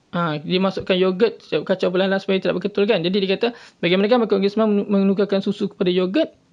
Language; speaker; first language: Malay; native; Malay